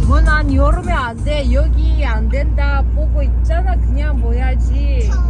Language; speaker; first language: Korean; non-native, learner; Kazakh